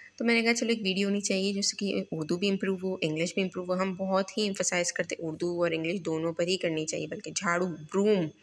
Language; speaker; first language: Urdu; native; Urdu